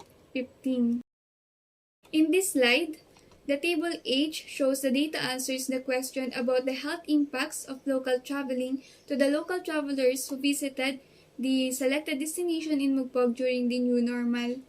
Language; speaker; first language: English; non-native, local second language; Filipino